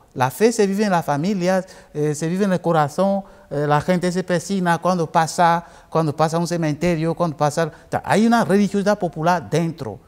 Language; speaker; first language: Spanish; non-native, fluent; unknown